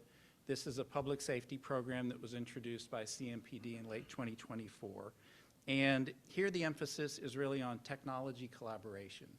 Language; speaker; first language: English; native; English